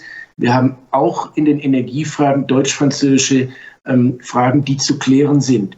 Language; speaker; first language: German; native; German